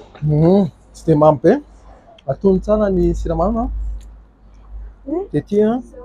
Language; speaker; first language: French; non-native, local second language; Malagasy